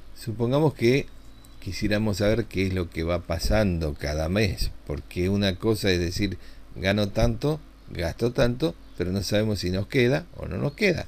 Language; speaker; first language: Spanish; native; Spanish